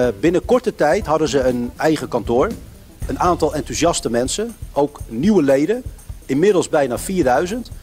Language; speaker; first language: Dutch; early bilingual, other home language; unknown